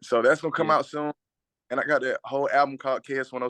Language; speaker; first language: English; native; English